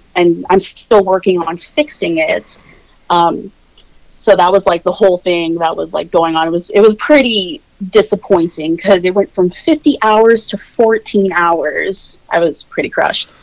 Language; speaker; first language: English; native; English